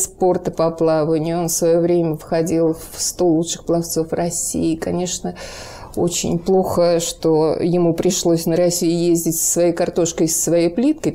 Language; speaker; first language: Russian; native; Russian